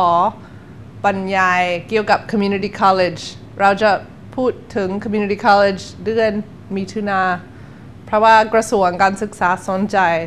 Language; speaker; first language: Thai; non-native, learner; English